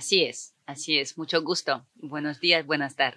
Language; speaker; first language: Spanish; non-native, fluent; Polish